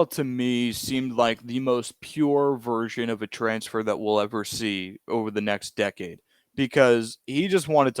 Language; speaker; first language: English; native; English